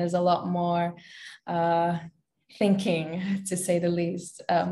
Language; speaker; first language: English; native; English